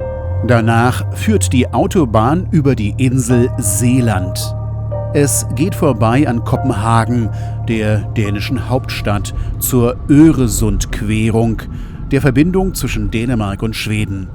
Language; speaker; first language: German; native; German